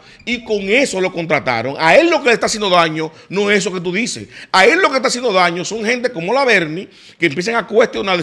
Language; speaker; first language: Spanish; native; Spanish